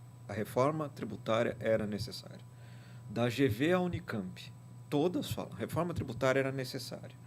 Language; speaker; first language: Portuguese; native; Portuguese